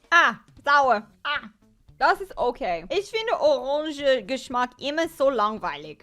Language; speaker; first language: German; non-native, learner; English